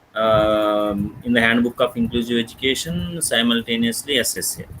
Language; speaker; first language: English; non-native, local second language; Telugu